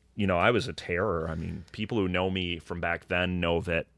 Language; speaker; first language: English; native; English